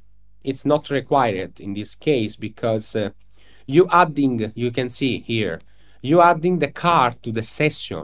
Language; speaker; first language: English; non-native, learner; Italian